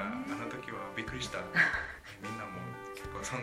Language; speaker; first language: Japanese; non-native, learner; Spanish